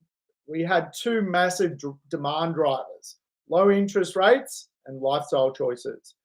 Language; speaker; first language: English; native; English